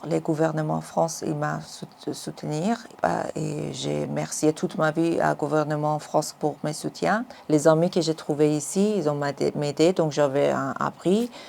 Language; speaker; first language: French; non-native, learner; Persian